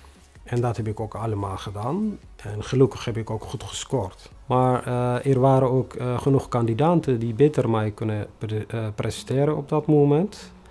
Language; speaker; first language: Dutch; non-native, fluent; Tigrinya